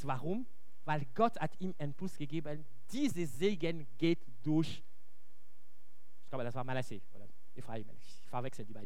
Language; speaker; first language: German; non-native, local second language; French